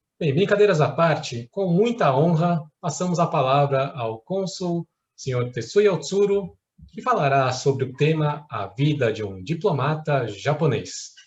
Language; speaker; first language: Portuguese; native; Portuguese